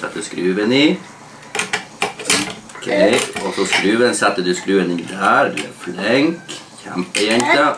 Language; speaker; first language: Norwegian; native; Norwegian